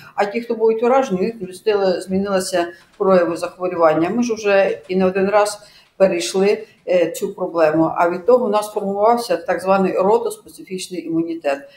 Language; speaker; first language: Ukrainian; native; Ukrainian